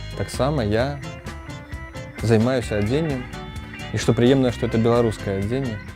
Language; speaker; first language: Belarusian; non-native, local second language; Russian